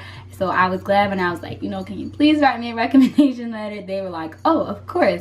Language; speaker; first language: English; native; English